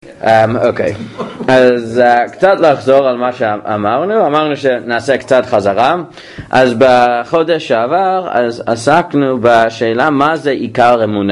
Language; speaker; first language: Hebrew; non-native, fluent; English